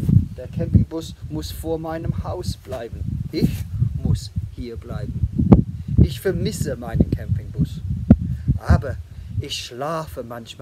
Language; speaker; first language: German; non-native, fluent; English